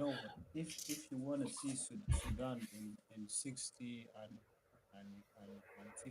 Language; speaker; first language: English; non-native, fluent; Arabic